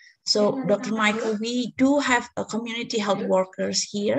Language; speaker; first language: English; non-native, fluent; Indonesian